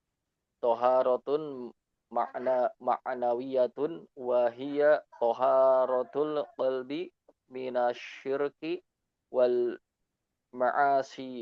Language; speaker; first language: Arabic; non-native, learner; Indonesian